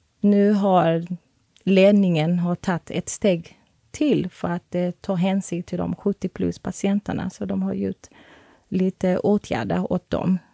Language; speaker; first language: Swedish; non-native, fluent; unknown